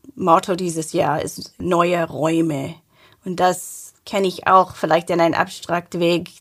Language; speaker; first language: German; non-native, fluent; English